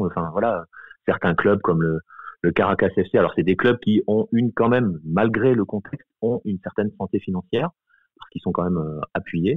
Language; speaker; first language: French; native; French